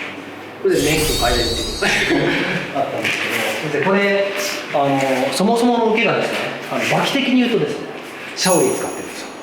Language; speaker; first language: Japanese; native; Japanese